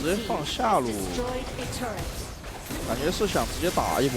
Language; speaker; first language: Chinese; native; Chinese